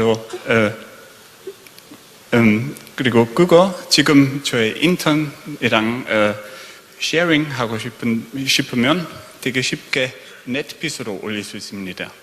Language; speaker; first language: Korean; non-native, fluent; German